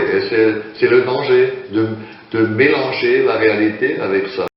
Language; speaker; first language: French; non-native, fluent; German